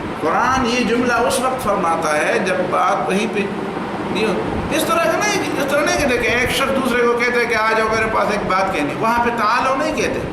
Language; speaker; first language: Urdu; non-native, local second language; Pashto